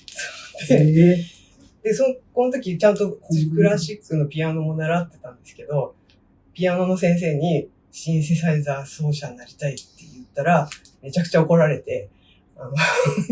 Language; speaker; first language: Japanese; native; Japanese